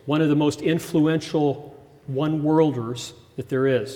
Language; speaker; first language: English; early bilingual, other home language; German